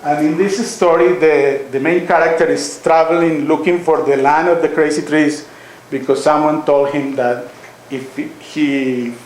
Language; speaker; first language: English; non-native, fluent; Spanish